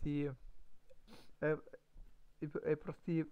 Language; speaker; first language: Spanish; non-native, learner; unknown